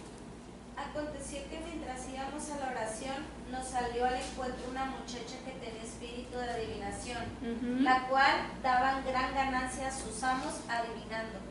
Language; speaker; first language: Spanish; native; Spanish